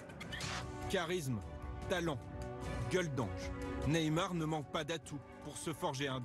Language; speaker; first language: French; native; French